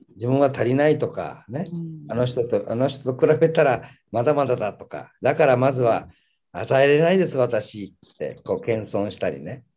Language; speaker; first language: Japanese; early bilingual, heritage; Japanese